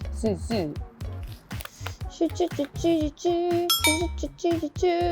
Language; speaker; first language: Thai; non-native, learner; Korean